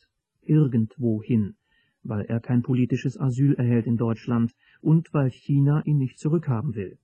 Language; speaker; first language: German; native; German